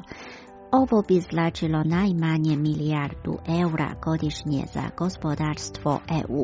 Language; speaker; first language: Croatian; non-native, fluent; Chinese